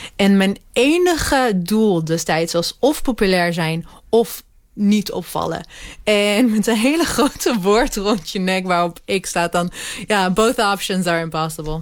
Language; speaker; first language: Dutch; early bilingual, other home language; Hebrew